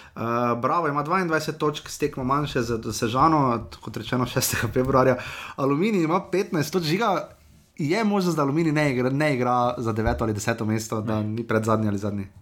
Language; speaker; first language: Slovenian; native; Slovenian